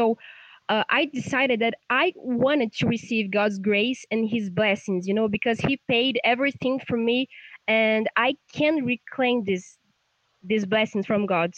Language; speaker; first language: English; non-native, fluent; Portuguese